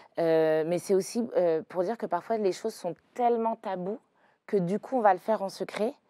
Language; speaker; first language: French; native; French